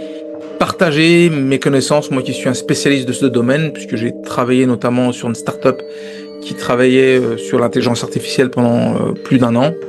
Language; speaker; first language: French; native; French